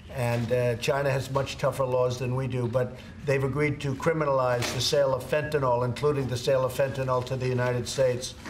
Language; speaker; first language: English; native; English